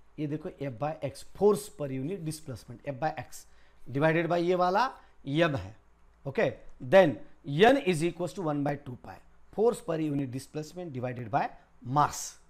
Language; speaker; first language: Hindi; non-native, local second language; Marathi